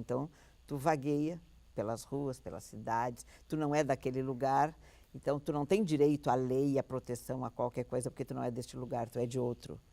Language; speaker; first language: Portuguese; native; Portuguese